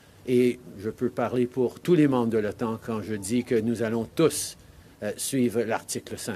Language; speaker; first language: French; native; French